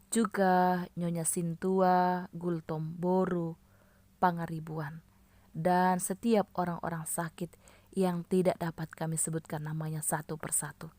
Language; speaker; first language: Malay; native; Malay